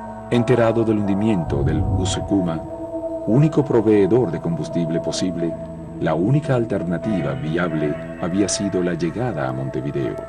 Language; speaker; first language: Spanish; native; Spanish